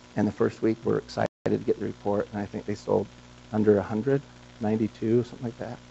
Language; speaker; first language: English; native; English